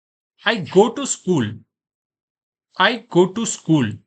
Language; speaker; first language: English; non-native, fluent; Gujarati